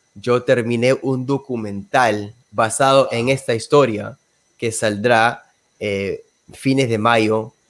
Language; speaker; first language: Spanish; native; Spanish